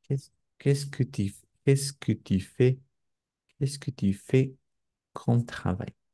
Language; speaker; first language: French; non-native, learner; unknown